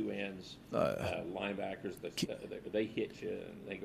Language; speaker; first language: English; native; English